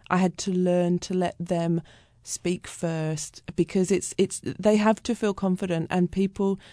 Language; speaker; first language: English; native; English